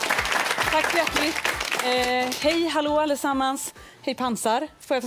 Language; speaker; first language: Swedish; native; Swedish